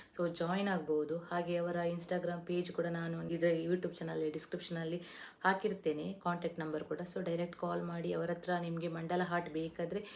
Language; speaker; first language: Kannada; non-native, local second language; Tulu